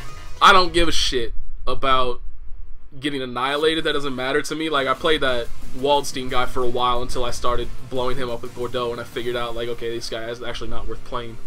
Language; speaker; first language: English; native; English